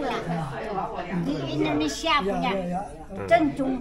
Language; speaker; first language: Indonesian; non-native, local second language; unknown